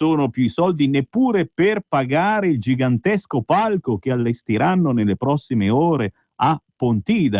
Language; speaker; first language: Italian; native; Italian